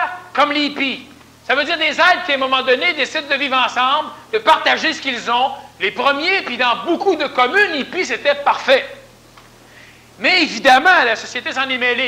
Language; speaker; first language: French; native; French